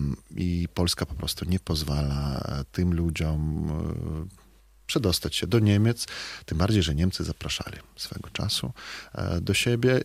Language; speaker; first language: Polish; non-native, fluent; Belarusian